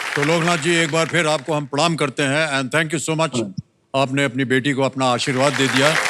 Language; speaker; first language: Hindi; native; Hindi